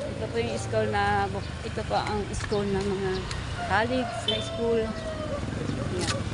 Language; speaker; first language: Filipino; native; Filipino